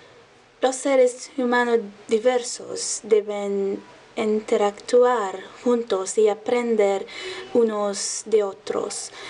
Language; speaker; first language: Spanish; non-native, learner; Arabic